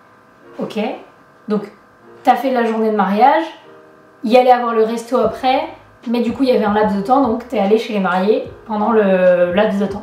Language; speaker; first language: French; native; French